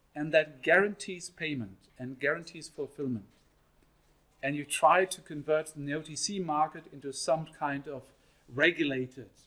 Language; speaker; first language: English; non-native, fluent; German